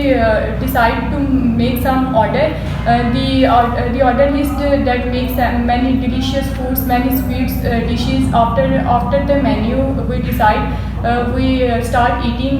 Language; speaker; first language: English; non-native, local second language; Urdu